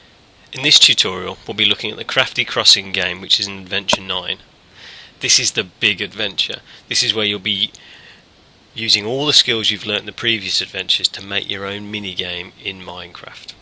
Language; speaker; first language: English; native; English